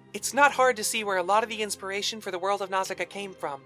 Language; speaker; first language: English; native; English